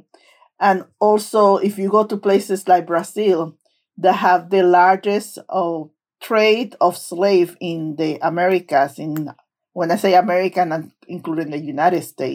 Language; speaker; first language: English; non-native, fluent; Spanish